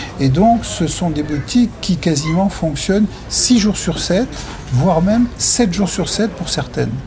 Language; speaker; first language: French; native; French